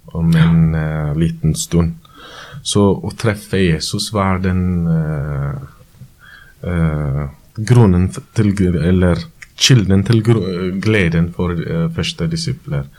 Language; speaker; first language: Norwegian; non-native, fluent; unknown